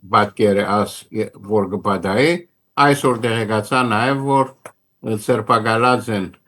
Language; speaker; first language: Armenian; early bilingual, heritage; Armenian